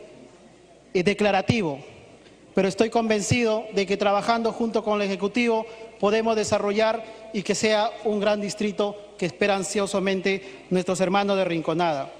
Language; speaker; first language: Spanish; native; Spanish